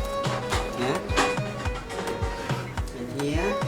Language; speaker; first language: English; non-native, learner; Khmer